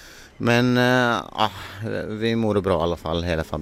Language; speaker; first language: Swedish; non-native, learner; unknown